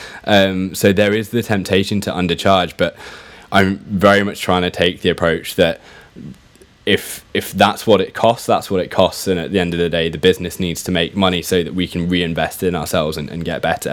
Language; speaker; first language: English; native; English